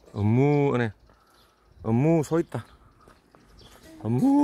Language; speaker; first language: Korean; native; Korean